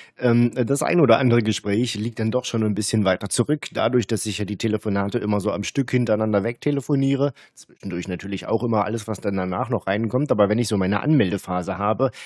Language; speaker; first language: German; native; German